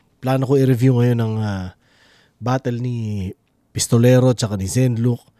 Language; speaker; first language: Filipino; native; Filipino